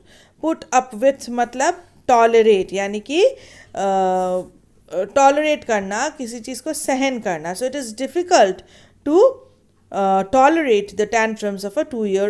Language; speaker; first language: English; non-native, local second language; Hindi